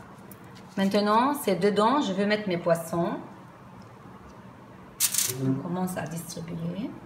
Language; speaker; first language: French; non-native, fluent; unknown